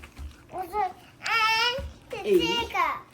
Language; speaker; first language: Cantonese; early bilingual, heritage; Cantonese